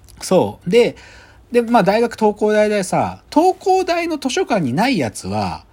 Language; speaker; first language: Japanese; native; Japanese